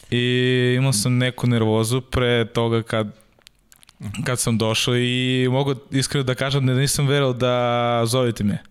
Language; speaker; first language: Serbian; non-native, learner; Russian